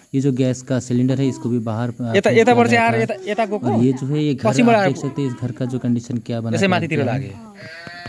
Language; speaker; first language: Hindi; non-native, local second language; Nepali